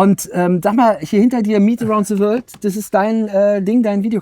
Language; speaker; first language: German; native; German